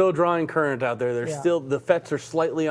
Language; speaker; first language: English; native; English